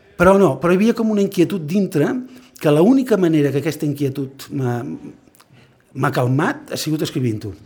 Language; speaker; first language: Catalan; native; Catalan